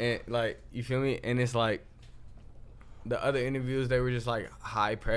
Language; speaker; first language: English; native; English